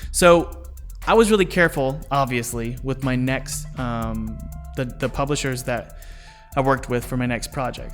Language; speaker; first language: English; native; English